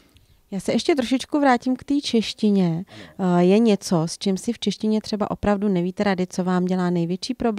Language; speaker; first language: Czech; native; Czech